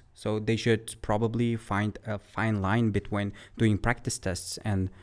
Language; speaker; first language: English; non-native, fluent; Uzbek